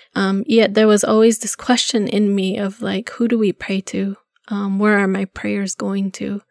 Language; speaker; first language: English; native; English